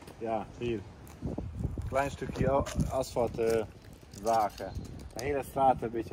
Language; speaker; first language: Dutch; non-native, learner; Hungarian